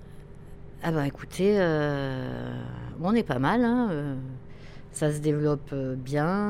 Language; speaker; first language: French; native; French